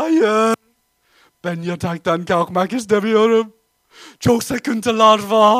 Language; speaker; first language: Turkish; non-native, fluent; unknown